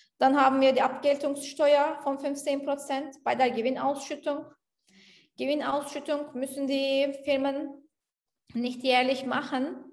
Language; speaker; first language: German; non-native, fluent; Turkish